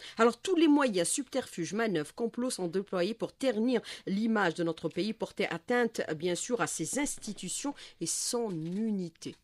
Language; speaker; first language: French; non-native, local second language; Arabic